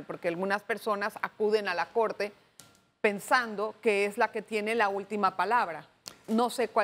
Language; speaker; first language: Spanish; native; Spanish